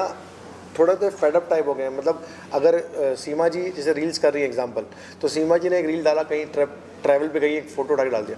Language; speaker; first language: Hindi; native; Hindi